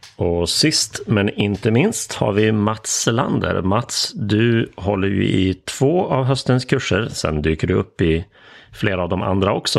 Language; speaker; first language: Swedish; native; Swedish